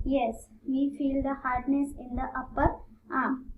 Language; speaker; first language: English; non-native, local second language; Marathi